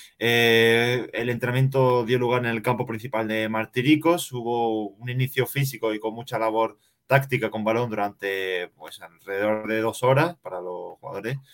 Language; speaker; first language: Spanish; native; Spanish